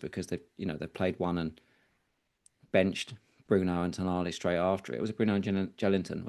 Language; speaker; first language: English; native; English